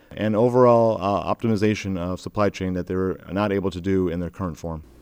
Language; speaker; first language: English; native; English